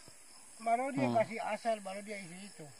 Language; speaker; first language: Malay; non-native, local second language; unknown